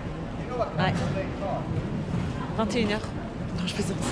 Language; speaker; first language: French; native; French